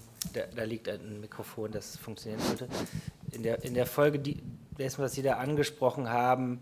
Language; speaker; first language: German; native; German